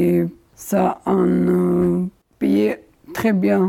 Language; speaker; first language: French; non-native, learner; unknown